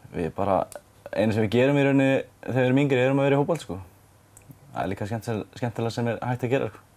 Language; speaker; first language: Icelandic; non-native, fluent; Serbian